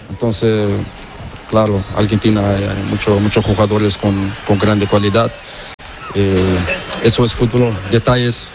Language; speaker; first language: Spanish; non-native, learner; Portuguese